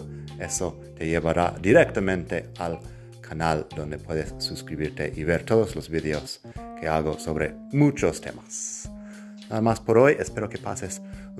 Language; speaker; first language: Spanish; non-native, fluent; English